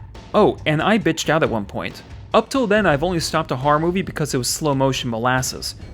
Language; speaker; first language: English; native; English